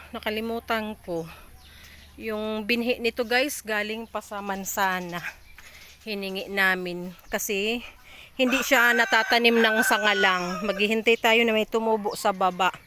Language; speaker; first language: Filipino; non-native, local second language; Bikol